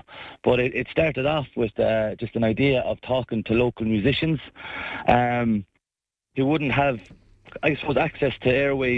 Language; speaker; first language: English; native; English